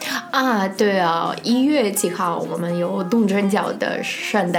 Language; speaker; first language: Chinese; non-native, fluent; Russian